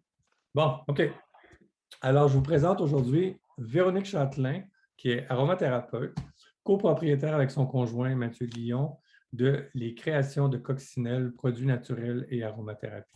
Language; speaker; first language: French; native; French